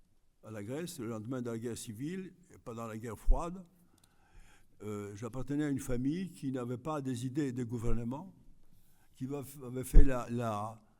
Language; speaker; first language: French; non-native, fluent; Greek